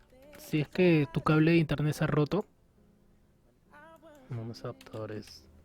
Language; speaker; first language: Spanish; native; Spanish